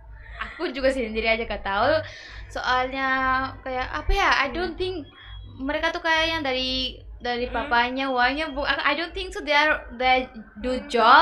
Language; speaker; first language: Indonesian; early bilingual, other home language; Bangla